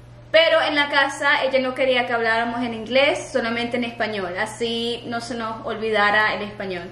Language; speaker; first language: Spanish; native; Spanish